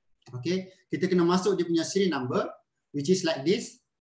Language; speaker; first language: English; non-native, local second language; Malay